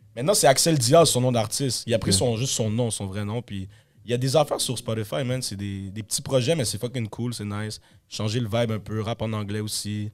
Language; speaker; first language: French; native; French